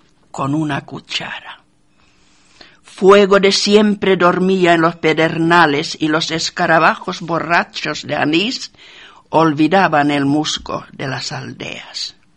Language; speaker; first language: Spanish; non-native, fluent; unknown